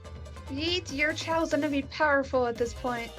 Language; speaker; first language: English; native; English